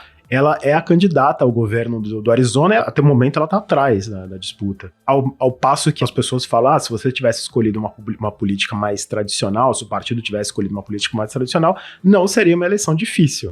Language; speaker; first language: Portuguese; native; Portuguese